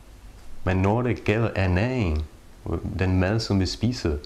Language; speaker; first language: Danish; non-native, fluent; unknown